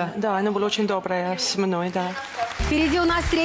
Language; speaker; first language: Russian; non-native, learner; English